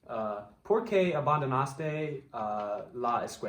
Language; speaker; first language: Spanish; non-native, learner; English